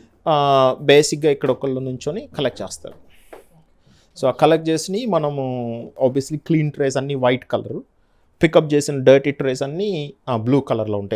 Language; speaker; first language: Telugu; native; Telugu